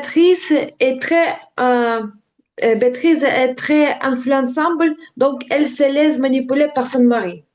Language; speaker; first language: French; non-native, learner; Ukrainian